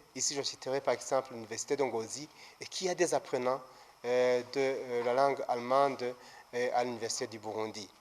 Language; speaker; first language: French; non-native, local second language; Rundi